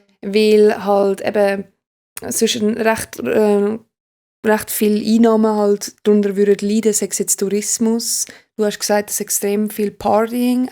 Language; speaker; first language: German; native; German